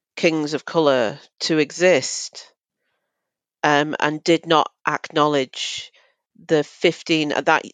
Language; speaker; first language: English; native; English